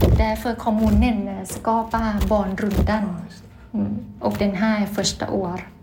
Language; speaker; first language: Swedish; non-native, learner; Thai